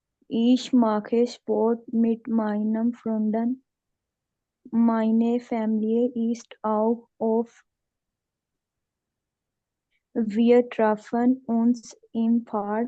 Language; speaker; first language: German; non-native, learner; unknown